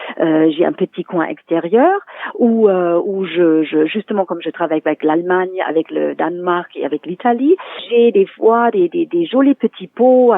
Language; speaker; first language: French; non-native, fluent; German